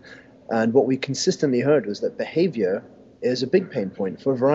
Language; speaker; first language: English; native; English